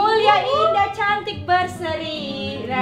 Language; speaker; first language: Indonesian; native; Indonesian